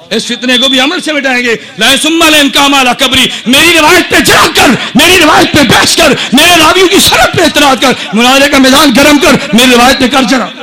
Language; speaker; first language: Urdu; non-native, local second language; Punjabi